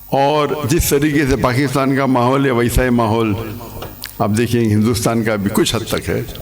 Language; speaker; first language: Urdu; non-native, local second language; English